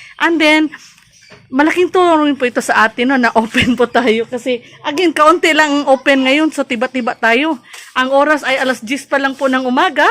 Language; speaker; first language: Filipino; non-native, local second language; Cebuano